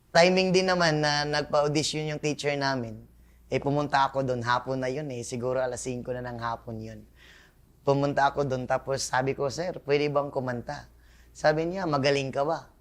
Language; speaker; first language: Filipino; non-native, local second language; Cebuano